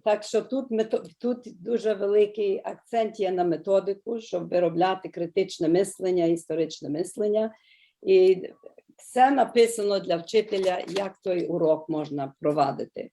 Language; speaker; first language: Ukrainian; early bilingual, heritage; Ukrainian